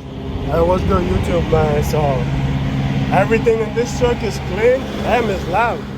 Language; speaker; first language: English; native; English